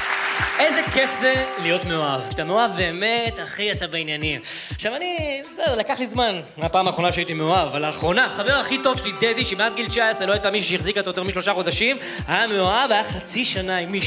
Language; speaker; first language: Hebrew; native; Hebrew